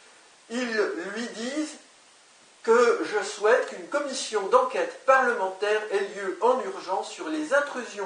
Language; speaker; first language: French; native; French